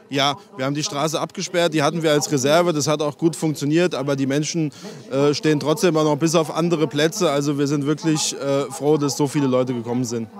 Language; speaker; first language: German; native; German